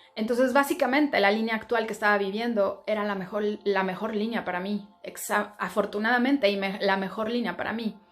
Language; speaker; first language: Spanish; native; Spanish